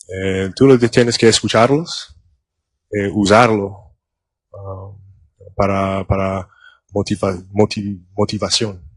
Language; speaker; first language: Spanish; non-native, learner; English